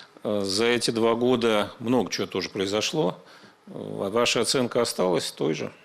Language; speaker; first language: Russian; native; Russian